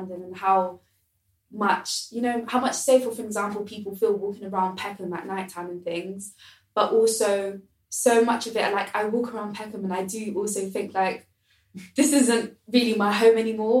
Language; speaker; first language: English; native; English